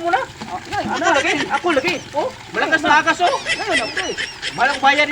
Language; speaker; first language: Filipino; non-native, local second language; Cebuano